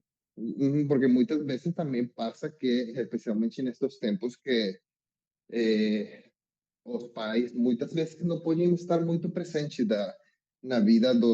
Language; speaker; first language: Portuguese; non-native, learner; Spanish